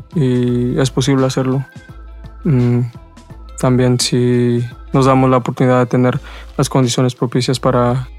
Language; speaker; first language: Spanish; early bilingual, heritage; Spanish